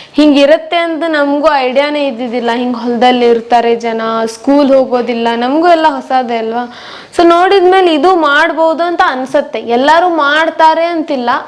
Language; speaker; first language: Kannada; non-native, local second language; Marwari